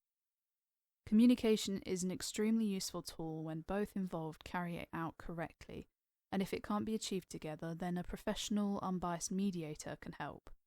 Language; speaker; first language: English; native; English